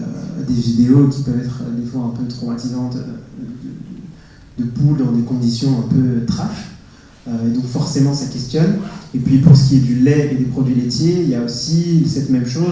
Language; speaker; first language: French; native; French